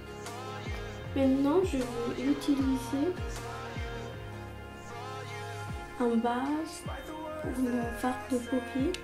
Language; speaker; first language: French; non-native, learner; Romanian